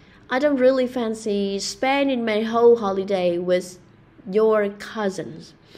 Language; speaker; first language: English; non-native, fluent; Vietnamese